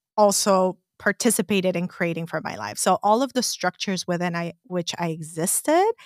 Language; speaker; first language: English; non-native, fluent; Korean